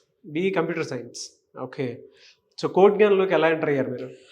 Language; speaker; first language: Telugu; native; Telugu